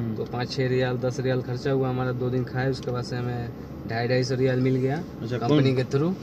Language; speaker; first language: Hindi; native; Hindi